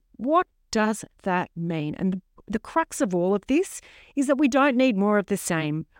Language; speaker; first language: English; native; English